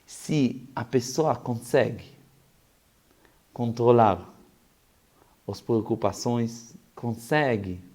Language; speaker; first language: Portuguese; non-native, fluent; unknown